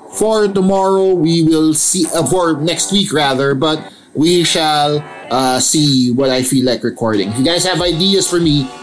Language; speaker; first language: English; non-native, local second language; Filipino